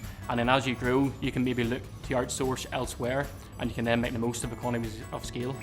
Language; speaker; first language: English; native; English